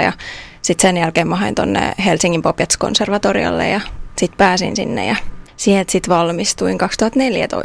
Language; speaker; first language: Finnish; native; Finnish